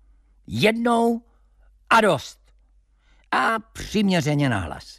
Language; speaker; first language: Czech; native; Czech